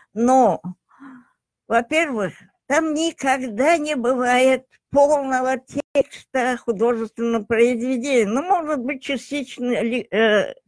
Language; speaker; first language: Russian; non-native, local second language; Tajik